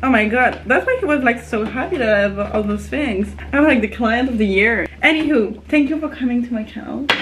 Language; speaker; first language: English; non-native, fluent; French